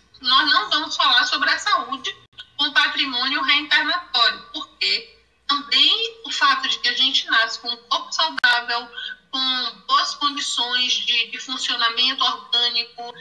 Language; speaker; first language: Portuguese; native; Portuguese